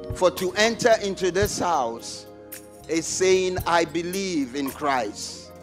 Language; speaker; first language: English; non-native, local second language; Akan